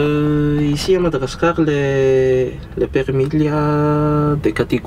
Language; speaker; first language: French; non-native, local second language; Malagasy